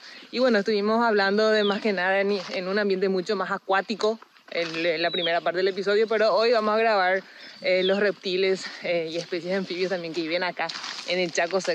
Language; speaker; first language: Spanish; native; Spanish